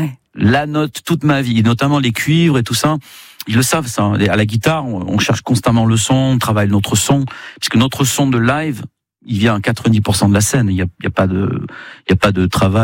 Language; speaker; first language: French; native; French